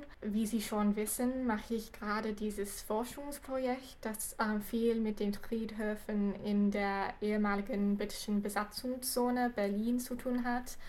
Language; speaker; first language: German; non-native, fluent; English